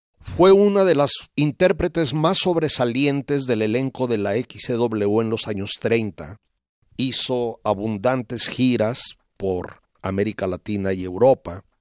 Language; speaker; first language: Spanish; native; Spanish